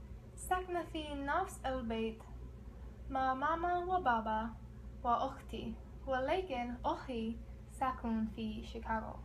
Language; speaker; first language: Arabic; non-native, learner; English